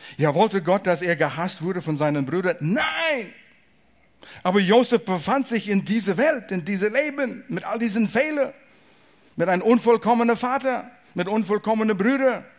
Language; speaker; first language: German; non-native, fluent; English